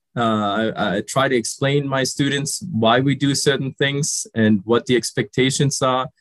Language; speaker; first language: English; early bilingual, other home language; Sinhala